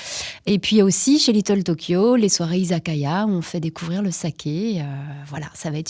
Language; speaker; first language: French; native; French